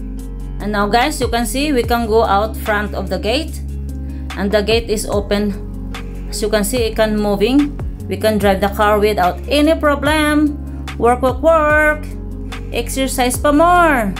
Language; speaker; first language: English; non-native, learner; Filipino